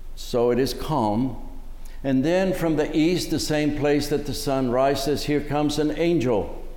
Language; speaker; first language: English; early bilingual, other home language; Spanish